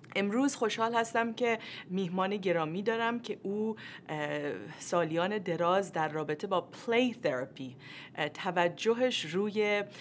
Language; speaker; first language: Persian; native; Persian